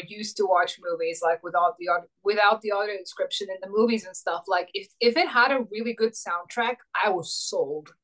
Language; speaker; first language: English; non-native, fluent; Croatian